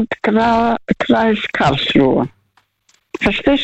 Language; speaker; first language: German; non-native, fluent; Russian